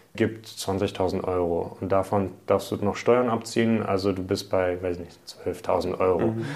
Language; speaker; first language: German; early bilingual, other home language; Hungarian